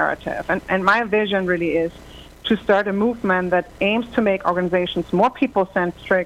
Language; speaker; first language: English; non-native, fluent; German